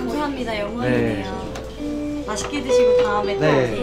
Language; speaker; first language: Korean; native; Korean